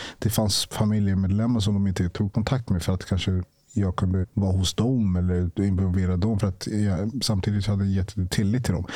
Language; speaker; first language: Swedish; early bilingual, other home language; Ganda